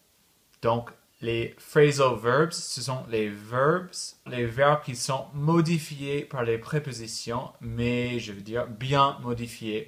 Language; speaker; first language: French; non-native, fluent; English